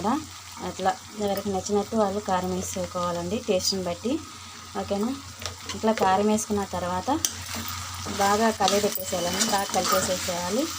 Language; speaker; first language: Telugu; native; Telugu